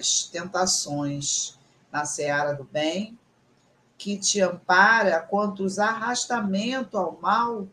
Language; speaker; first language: Portuguese; native; Portuguese